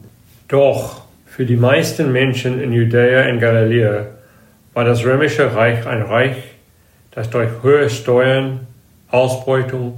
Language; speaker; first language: German; non-native, fluent; English